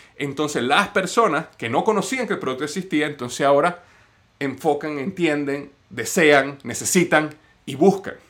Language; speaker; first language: Spanish; native; Spanish